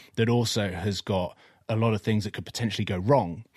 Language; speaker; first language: English; native; English